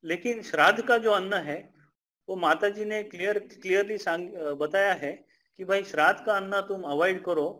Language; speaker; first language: Hindi; non-native, fluent; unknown